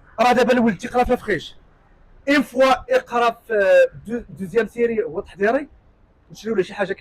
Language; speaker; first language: Arabic; native; Arabic